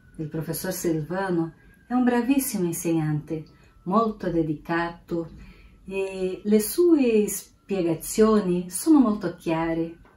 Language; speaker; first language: Italian; non-native, learner; Portuguese